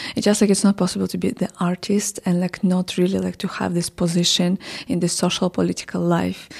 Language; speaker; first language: English; non-native, fluent; Ukrainian